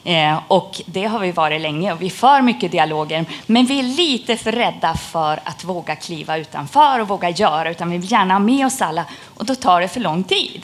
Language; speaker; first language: Swedish; native; Swedish